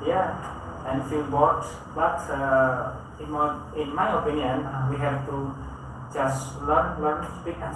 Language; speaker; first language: English; non-native, learner; Indonesian